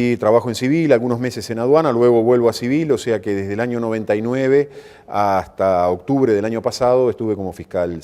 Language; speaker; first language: Spanish; native; Spanish